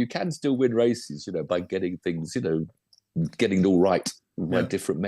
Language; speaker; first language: English; native; English